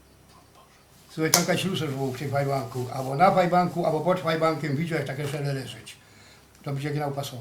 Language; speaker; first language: Polish; native; Polish